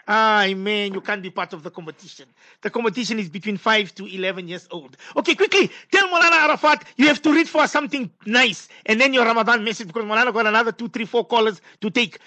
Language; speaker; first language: English; native; English